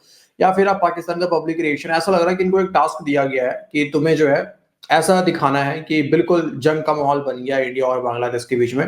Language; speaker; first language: Hindi; native; Hindi